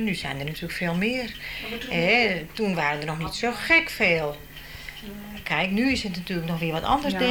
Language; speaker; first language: Dutch; native; Dutch